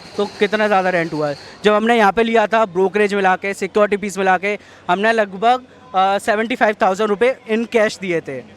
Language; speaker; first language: Hindi; native; Hindi